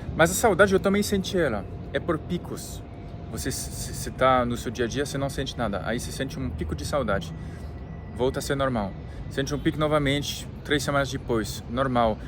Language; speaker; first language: Portuguese; non-native, fluent; French